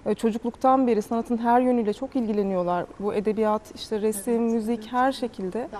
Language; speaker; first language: Turkish; native; Turkish